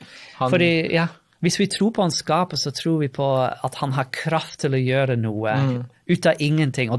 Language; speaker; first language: Norwegian; non-native, fluent; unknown